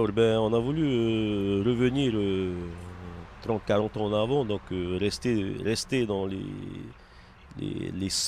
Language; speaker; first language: French; native; French